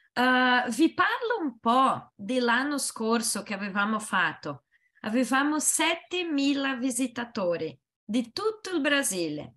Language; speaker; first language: Italian; non-native, learner; Portuguese